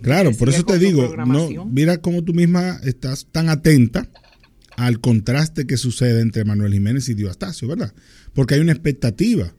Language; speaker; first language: Spanish; native; Spanish